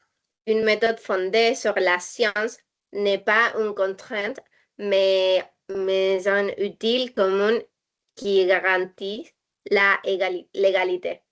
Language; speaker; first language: French; non-native, learner; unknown